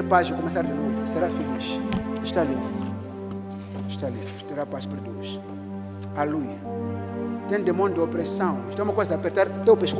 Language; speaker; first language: Portuguese; non-native, local second language; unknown